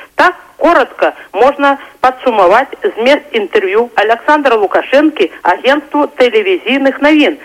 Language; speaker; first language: Belarusian; native; Belarusian